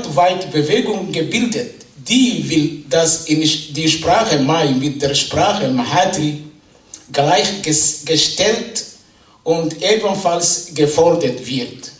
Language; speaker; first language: German; non-native, fluent; Somali